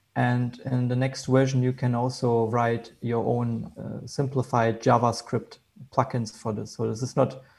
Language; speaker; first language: English; non-native, fluent; German